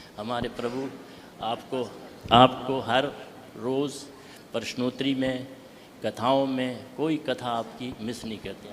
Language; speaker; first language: Hindi; native; Hindi